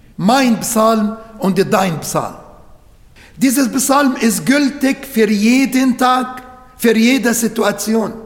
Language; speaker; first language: German; non-native, learner; Arabic